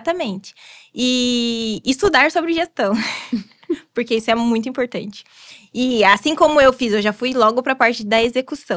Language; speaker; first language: Portuguese; native; Portuguese